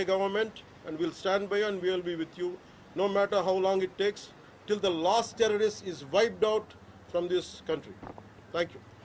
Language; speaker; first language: English; non-native, local second language; Telugu